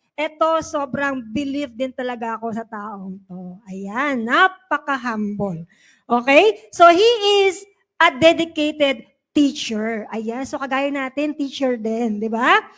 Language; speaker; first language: Filipino; native; Filipino